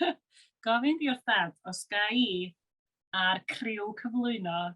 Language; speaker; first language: Welsh; native; Welsh